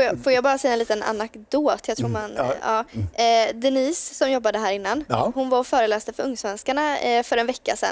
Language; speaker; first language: Swedish; native; Swedish